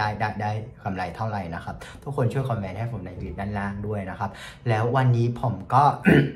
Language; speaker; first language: Thai; non-native, fluent; Vietnamese